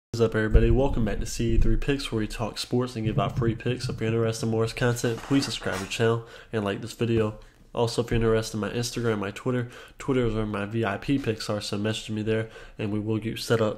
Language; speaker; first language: English; native; English